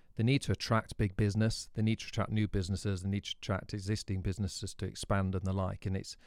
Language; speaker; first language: English; native; English